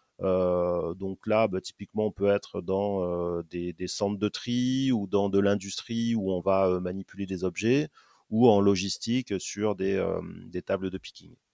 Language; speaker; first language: French; native; French